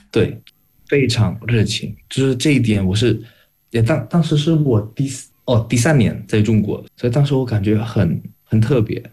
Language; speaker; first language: Chinese; non-native, fluent; Indonesian